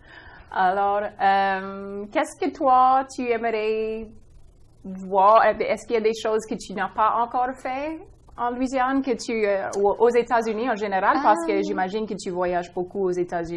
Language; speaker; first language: French; non-native, local second language; English